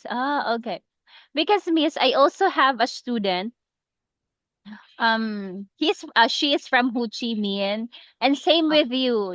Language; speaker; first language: English; non-native, local second language; Cebuano